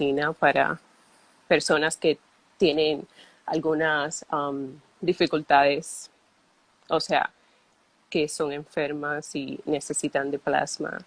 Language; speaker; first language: Spanish; early bilingual, heritage; Spanish